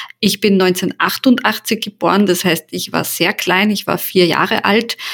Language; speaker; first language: German; early bilingual, other home language; Bosnian